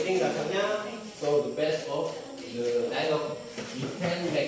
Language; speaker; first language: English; non-native, fluent; Indonesian